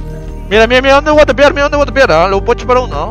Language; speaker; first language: Spanish; native; Spanish